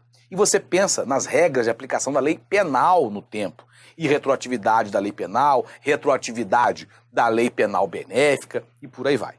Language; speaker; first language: Portuguese; native; Portuguese